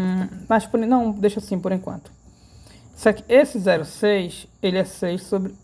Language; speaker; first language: Portuguese; native; Portuguese